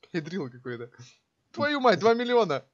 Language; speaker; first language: Russian; native; Russian